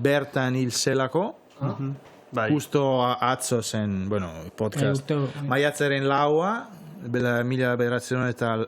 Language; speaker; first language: Basque; non-native, fluent; Italian